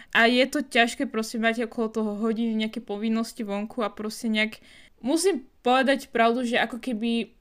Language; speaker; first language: Slovak; non-native, fluent; Arabic